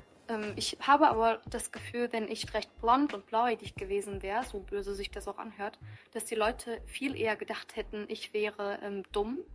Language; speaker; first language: German; early bilingual, other home language; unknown